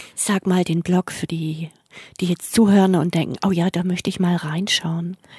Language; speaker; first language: German; native; German